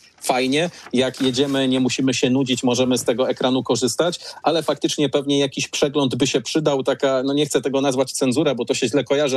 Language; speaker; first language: Polish; native; Polish